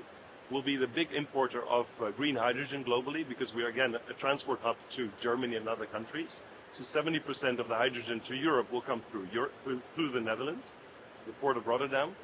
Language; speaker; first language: English; non-native, fluent; Dutch